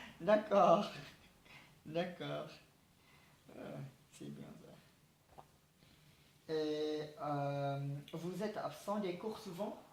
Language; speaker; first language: French; non-native, learner; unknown